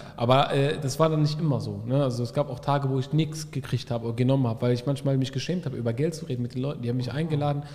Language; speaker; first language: German; early bilingual, other home language; Arabic